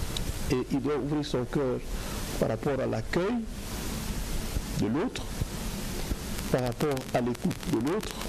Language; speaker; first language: French; non-native, local second language; Lingala